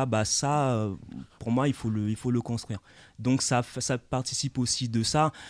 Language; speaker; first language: French; early bilingual, other home language; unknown